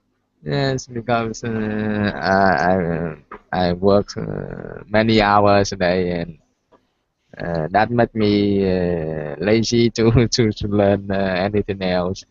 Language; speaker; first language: English; non-native, learner; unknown